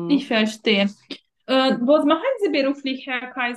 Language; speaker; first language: German; non-native, fluent; Turkish